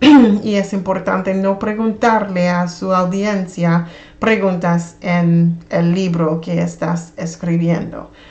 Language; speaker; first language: Spanish; non-native, learner; English